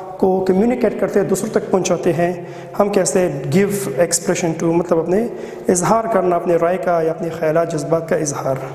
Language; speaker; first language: Urdu; non-native, local second language; Pashto